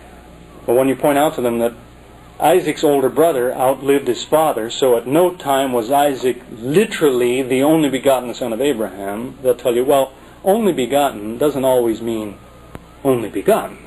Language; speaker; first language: English; native; English